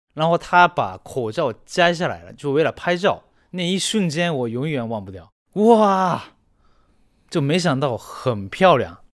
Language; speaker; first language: Chinese; non-native, fluent; Japanese